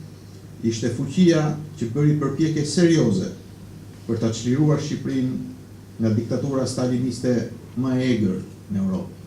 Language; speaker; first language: Albanian; native; Albanian